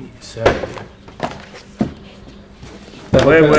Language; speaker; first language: French; native; French